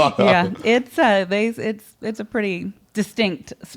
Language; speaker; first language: English; native; English